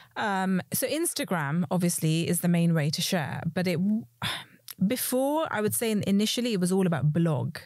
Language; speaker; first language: English; early bilingual, other home language; Hindi